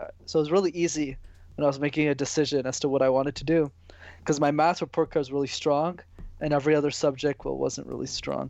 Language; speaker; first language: English; native; English